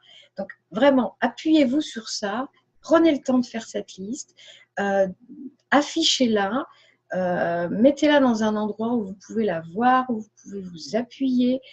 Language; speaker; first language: French; native; French